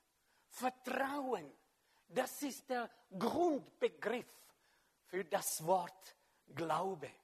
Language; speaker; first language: German; non-native, fluent; French